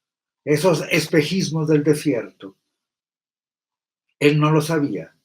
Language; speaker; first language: Spanish; native; Spanish